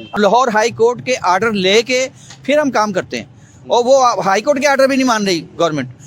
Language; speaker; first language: Urdu; non-native, local second language; Punjabi